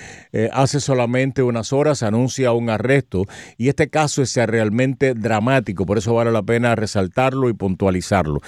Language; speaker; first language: Spanish; native; Spanish